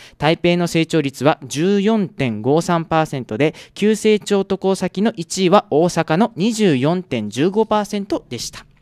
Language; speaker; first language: Japanese; native; Japanese